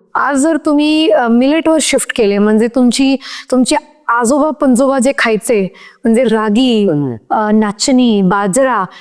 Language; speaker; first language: Marathi; non-native, local second language; Hindi